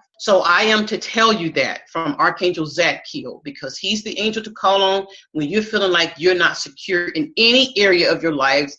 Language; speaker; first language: English; native; English